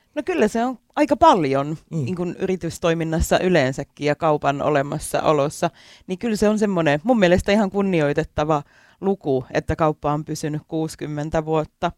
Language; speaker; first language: Finnish; native; Finnish